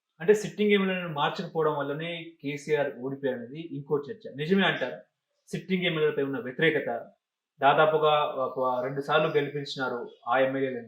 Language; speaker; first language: Telugu; native; Telugu